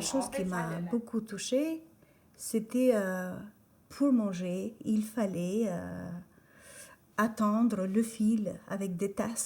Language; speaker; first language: French; non-native, fluent; Albanian